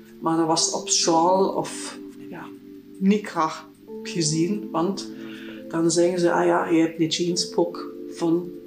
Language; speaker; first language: Dutch; non-native, fluent; German